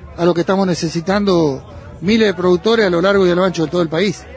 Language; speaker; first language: Spanish; native; Spanish